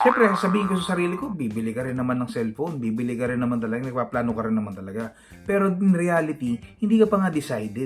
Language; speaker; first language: Filipino; native; Filipino